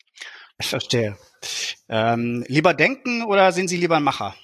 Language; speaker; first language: German; native; German